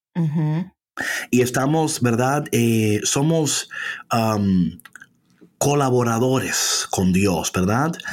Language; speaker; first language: Spanish; early bilingual, heritage; Spanish